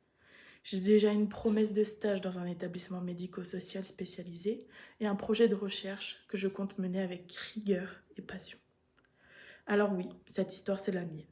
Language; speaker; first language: French; native; French